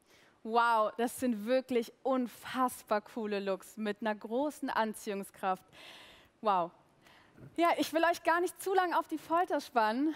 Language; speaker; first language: German; native; German